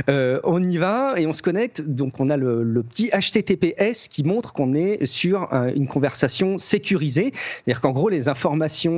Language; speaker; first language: French; native; French